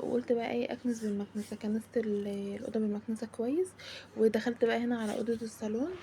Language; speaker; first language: Arabic; native; Arabic